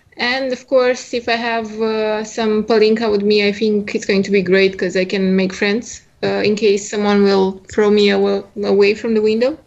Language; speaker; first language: English; non-native, fluent; Romanian